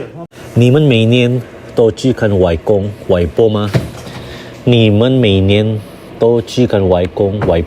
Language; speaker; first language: Chinese; non-native, fluent; Indonesian